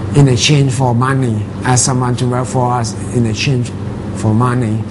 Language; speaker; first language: English; non-native, fluent; Thai